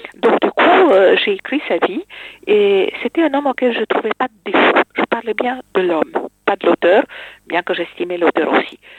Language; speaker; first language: French; non-native, fluent; Romanian